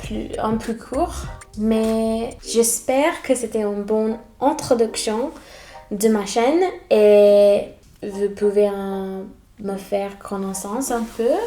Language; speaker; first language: French; non-native, fluent; English